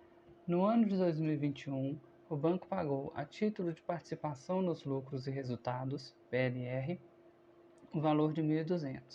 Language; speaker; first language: Portuguese; native; Portuguese